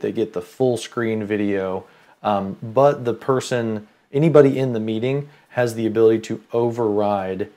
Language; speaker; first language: English; native; English